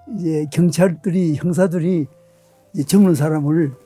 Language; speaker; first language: Korean; early bilingual, other home language; Japanese